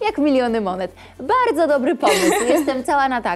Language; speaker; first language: Polish; native; Polish